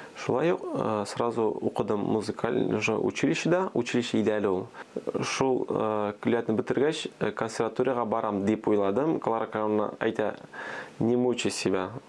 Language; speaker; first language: Tatar; early bilingual, other home language; Armenian